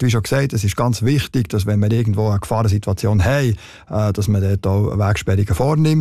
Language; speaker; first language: German; native; German